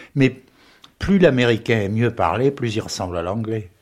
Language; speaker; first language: French; native; French